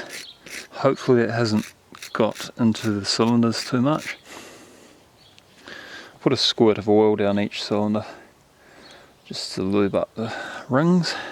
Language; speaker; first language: English; native; English